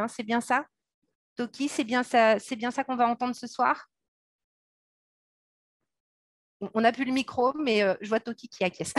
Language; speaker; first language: French; native; French